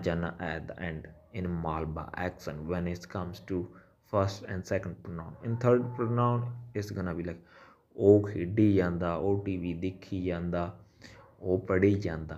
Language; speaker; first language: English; non-native, local second language; Punjabi